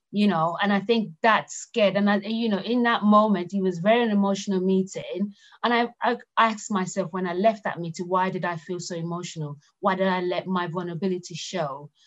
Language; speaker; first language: English; non-native, local second language; Yoruba